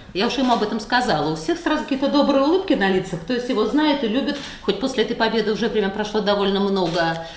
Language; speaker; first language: Russian; native; Russian